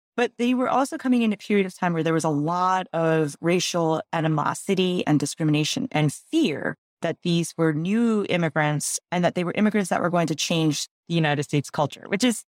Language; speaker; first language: English; early bilingual, other home language; Gujarati